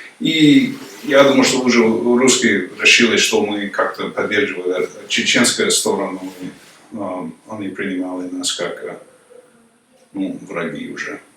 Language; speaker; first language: Russian; non-native, fluent; English